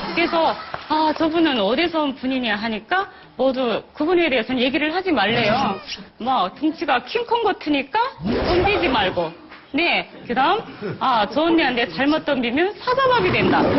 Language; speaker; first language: Korean; native; Korean